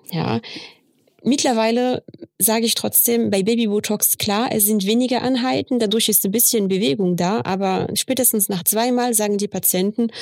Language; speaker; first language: German; non-native, fluent; French